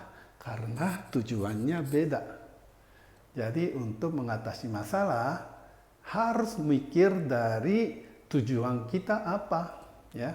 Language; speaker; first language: Indonesian; non-native, fluent; Japanese